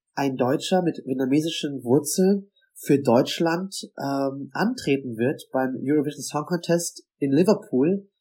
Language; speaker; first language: German; native; German